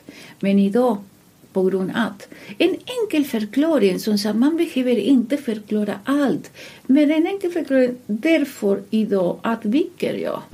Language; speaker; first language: Swedish; non-native, fluent; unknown